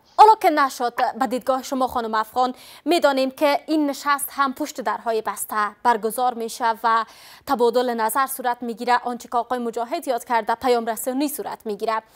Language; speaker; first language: Persian; native; Persian